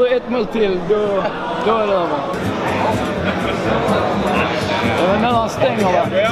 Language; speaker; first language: Swedish; native; Swedish